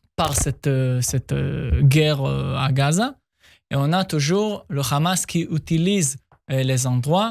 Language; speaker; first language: French; non-native, fluent; Hebrew